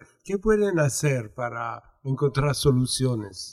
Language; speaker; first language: Spanish; non-native, fluent; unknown